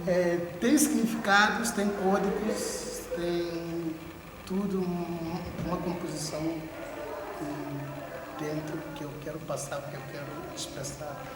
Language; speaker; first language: Portuguese; non-native, local second language; Upper Guinea Crioulo